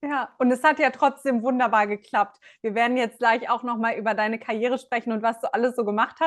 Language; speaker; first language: German; native; German